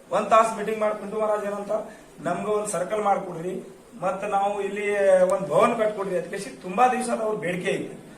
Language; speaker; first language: Kannada; non-native, local second language; Lambadi